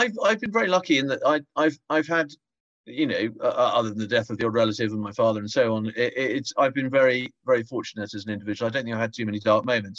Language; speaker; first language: English; native; English